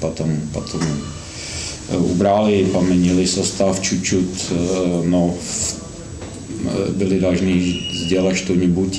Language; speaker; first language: Russian; non-native, fluent; Slovak